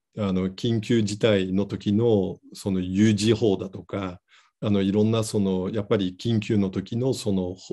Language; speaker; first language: Japanese; non-native, fluent; Dutch